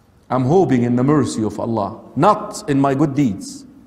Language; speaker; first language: English; non-native, fluent; Arabic